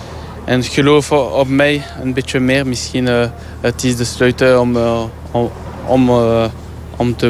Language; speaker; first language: Dutch; non-native, local second language; French